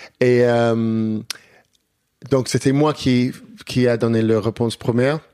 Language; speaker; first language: French; non-native, learner; English